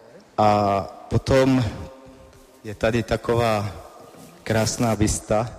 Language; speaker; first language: Czech; native; Czech